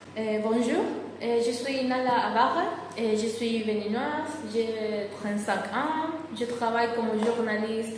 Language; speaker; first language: French; non-native, fluent; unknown